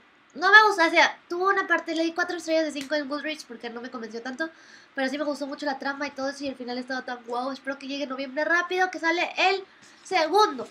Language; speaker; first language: Spanish; native; Spanish